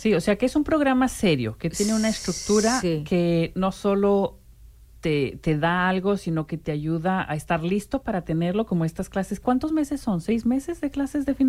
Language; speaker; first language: Spanish; native; Spanish